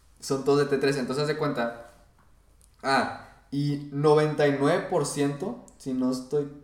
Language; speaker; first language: Spanish; native; Spanish